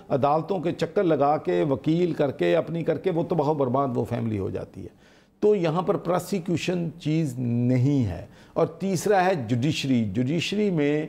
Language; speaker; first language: Urdu; non-native, local second language; Punjabi